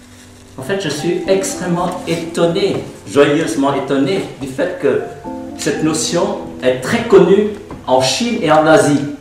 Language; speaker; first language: French; non-native, fluent; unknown